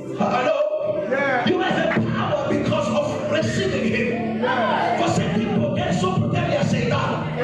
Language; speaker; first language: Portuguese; non-native, local second language; Tsonga